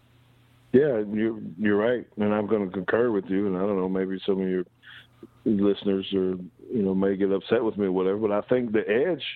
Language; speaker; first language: English; native; English